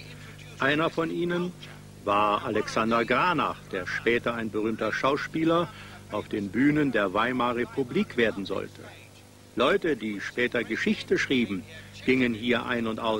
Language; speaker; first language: German; native; German